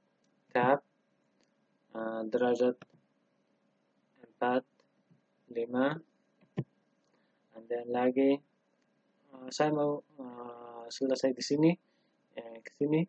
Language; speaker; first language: Indonesian; non-native, learner; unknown